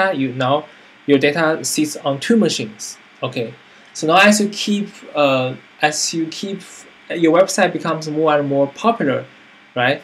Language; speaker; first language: English; non-native, fluent; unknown